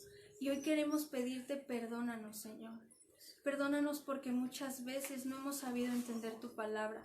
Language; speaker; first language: Spanish; native; Spanish